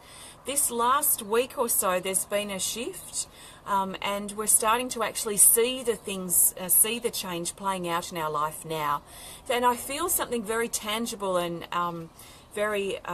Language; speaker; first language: English; native; English